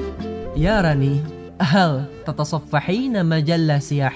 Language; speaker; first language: Arabic; non-native, fluent; Indonesian